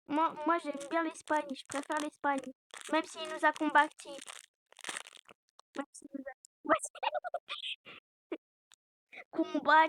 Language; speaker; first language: French; native; French